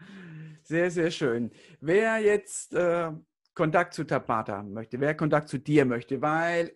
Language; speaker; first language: German; native; German